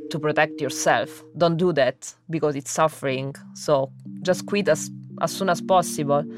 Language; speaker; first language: English; non-native, fluent; Italian